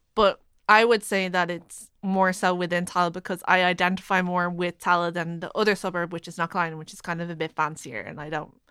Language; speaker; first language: English; native; English